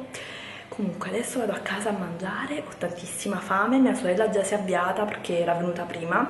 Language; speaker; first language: Italian; native; Italian